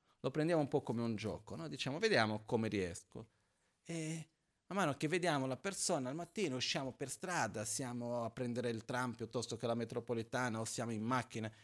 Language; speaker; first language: Italian; non-native, fluent; Portuguese